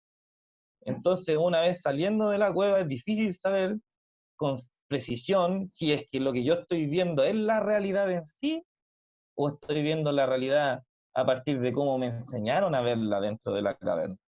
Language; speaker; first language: Spanish; native; Spanish